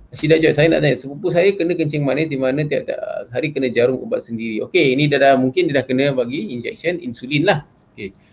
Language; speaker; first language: Malay; native; Malay